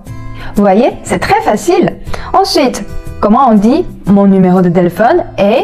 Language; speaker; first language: French; non-native, fluent; Chinese